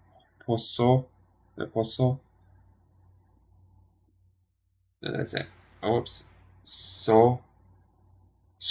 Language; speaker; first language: Italian; non-native, learner; English